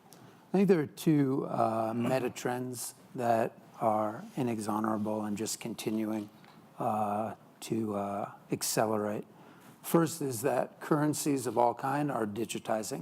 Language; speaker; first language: English; native; English